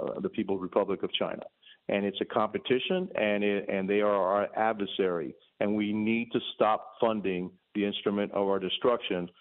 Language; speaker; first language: English; early bilingual, other home language; Spanish